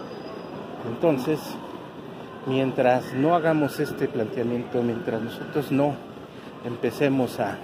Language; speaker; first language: Spanish; native; Spanish